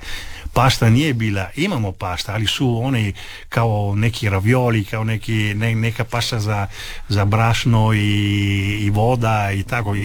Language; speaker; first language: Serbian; non-native, fluent; Italian